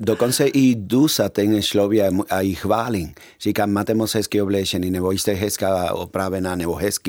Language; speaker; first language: Czech; non-native, fluent; Spanish